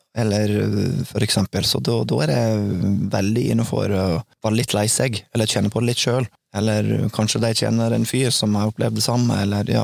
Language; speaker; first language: Norwegian; non-native, fluent; English